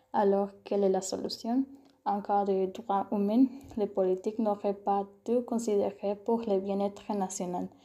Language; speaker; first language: French; non-native, learner; Spanish